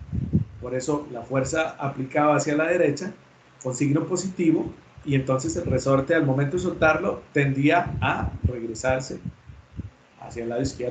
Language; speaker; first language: Spanish; native; Spanish